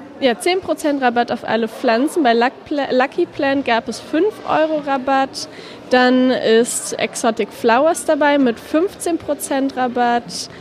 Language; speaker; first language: German; native; German